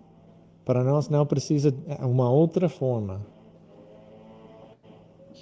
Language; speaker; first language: Portuguese; non-native, fluent; English